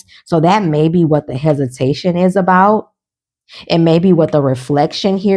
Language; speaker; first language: English; native; English